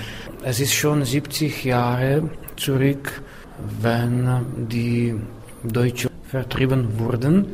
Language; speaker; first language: German; non-native, fluent; Czech